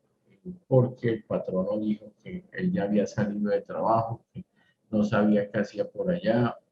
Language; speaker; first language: Spanish; native; Spanish